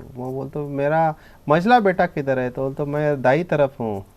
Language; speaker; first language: Hindi; non-native, local second language; Marathi